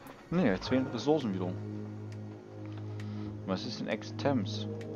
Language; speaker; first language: German; native; German